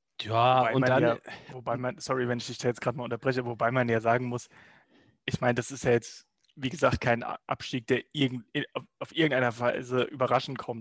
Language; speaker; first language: German; native; German